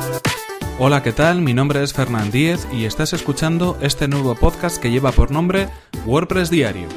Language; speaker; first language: Spanish; native; Spanish